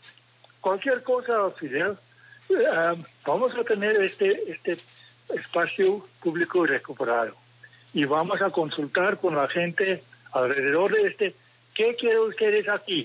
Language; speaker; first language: Spanish; non-native, fluent; English